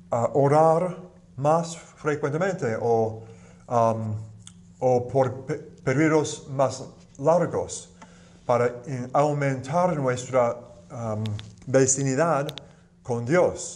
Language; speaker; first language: Spanish; non-native, fluent; English